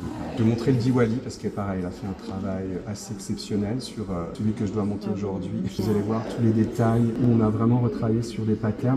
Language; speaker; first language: French; native; French